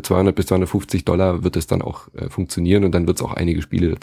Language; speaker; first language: German; native; German